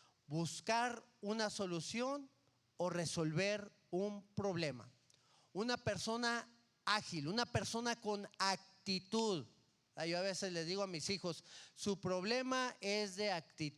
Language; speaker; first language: Spanish; native; Spanish